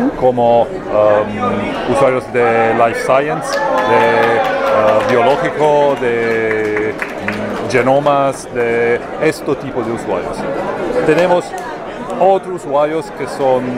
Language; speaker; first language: Spanish; non-native, learner; Italian